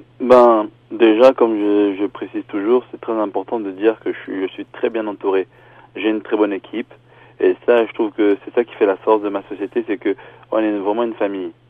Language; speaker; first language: French; early bilingual, other home language; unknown